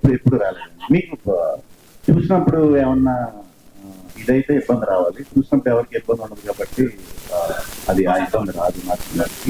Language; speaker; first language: Telugu; native; Telugu